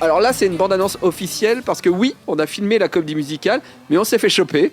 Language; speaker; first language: French; native; French